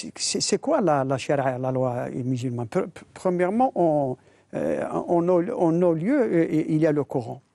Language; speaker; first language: French; non-native, local second language; Arabic